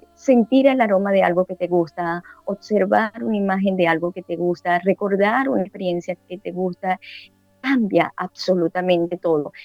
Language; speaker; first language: Spanish; native; Spanish